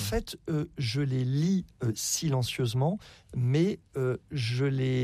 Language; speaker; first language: French; native; French